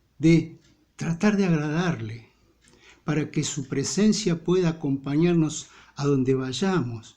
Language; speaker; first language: Spanish; native; Spanish